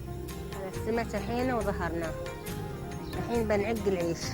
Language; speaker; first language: Arabic; native; Arabic